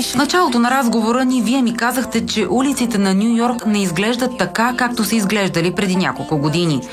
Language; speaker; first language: Bulgarian; native; Bulgarian